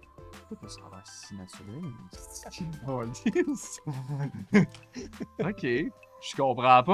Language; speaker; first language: French; native; French